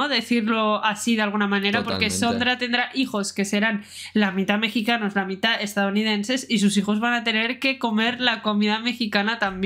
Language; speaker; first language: Spanish; native; Spanish